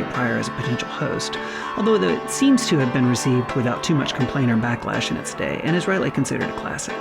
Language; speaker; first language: English; native; English